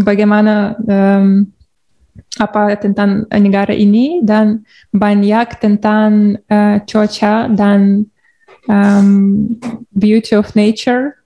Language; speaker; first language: Indonesian; non-native, learner; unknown